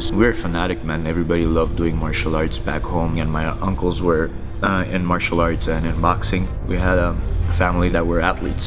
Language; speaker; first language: English; early bilingual, other home language; Armenian